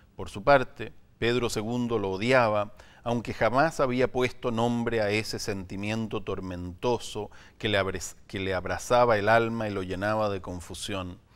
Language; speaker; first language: Spanish; native; Spanish